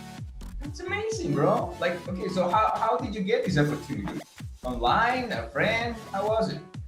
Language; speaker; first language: English; non-native, fluent; Spanish